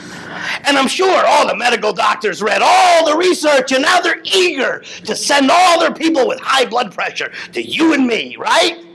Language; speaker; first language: English; native; English